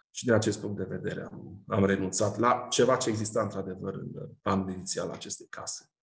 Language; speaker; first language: Romanian; native; Romanian